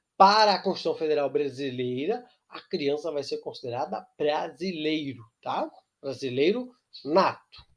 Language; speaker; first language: Portuguese; native; Portuguese